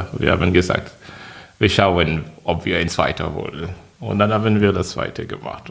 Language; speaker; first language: German; non-native, fluent; French